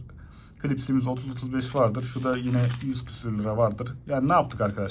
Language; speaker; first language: Turkish; native; Turkish